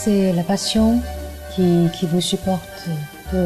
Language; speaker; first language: French; non-native, learner; Chinese